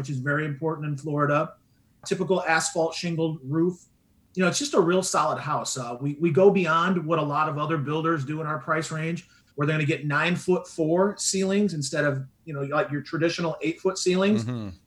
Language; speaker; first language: English; native; English